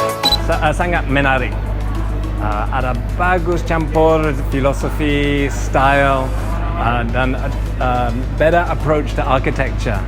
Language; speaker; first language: Indonesian; non-native, learner; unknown